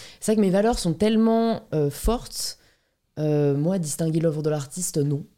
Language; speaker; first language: French; native; French